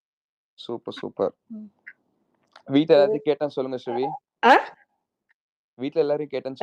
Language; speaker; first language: Tamil; native; Tamil